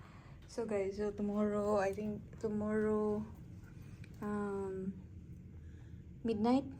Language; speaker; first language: English; non-native, local second language; Cebuano